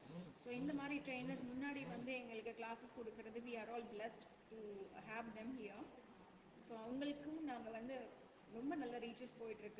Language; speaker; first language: Tamil; native; Tamil